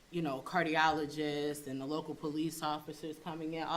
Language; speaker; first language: English; native; English